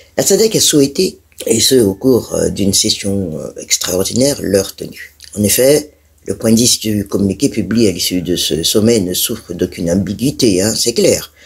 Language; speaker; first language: French; non-native, local second language; Malagasy